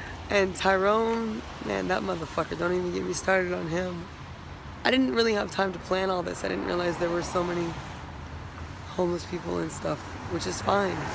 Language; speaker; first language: English; native; English